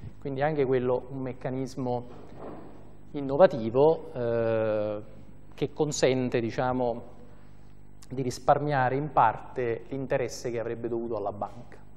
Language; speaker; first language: Italian; native; Italian